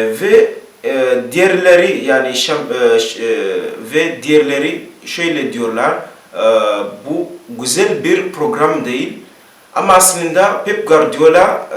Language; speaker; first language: Turkish; non-native, learner; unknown